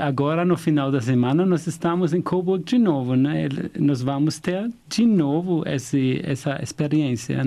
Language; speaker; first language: Portuguese; non-native, fluent; German